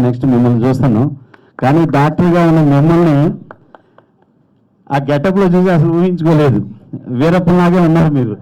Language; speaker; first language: Telugu; native; Telugu